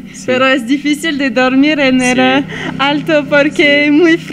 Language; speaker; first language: Spanish; non-native, learner; French